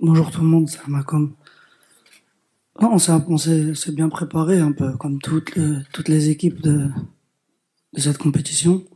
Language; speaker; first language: French; early bilingual, other home language; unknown